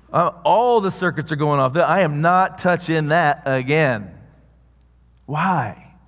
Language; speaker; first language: English; native; English